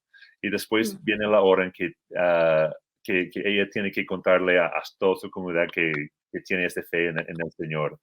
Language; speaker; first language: Spanish; non-native, fluent; English